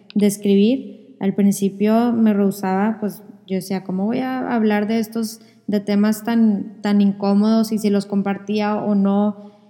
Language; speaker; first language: Spanish; native; Spanish